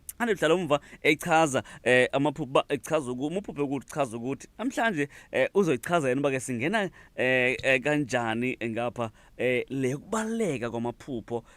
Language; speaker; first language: Zulu; non-native, local second language; Xhosa